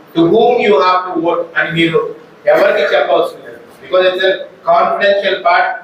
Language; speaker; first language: English; non-native, local second language; Telugu